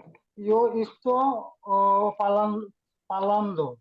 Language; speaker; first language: Italian; non-native, learner; Bangla